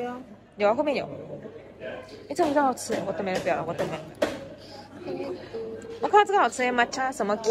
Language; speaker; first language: Chinese; native; Chinese